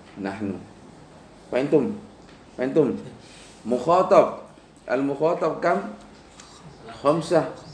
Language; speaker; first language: Arabic; non-native, fluent; Indonesian